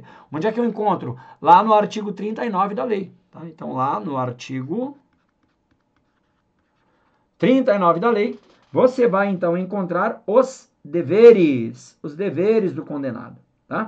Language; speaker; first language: Portuguese; native; Portuguese